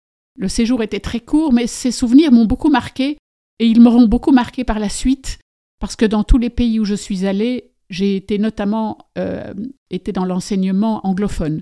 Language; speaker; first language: French; native; French